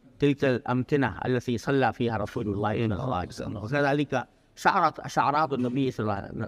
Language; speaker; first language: Arabic; non-native, fluent; Urdu